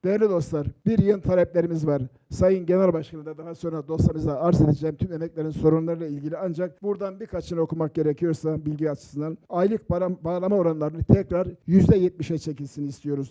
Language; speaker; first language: Turkish; native; Turkish